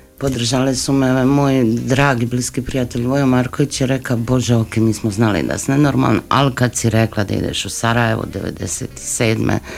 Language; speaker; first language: Croatian; native; Croatian